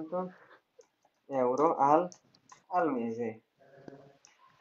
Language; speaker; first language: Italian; non-native, fluent; Bangla